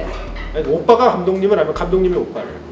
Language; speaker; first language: Korean; native; Korean